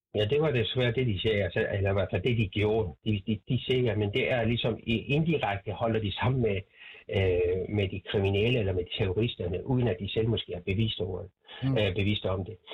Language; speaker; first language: Danish; non-native, fluent; Persian